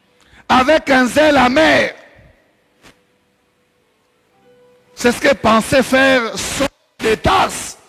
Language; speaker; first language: French; non-native, local second language; Swahili